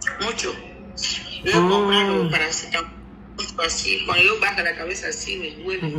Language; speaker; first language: Spanish; non-native, learner; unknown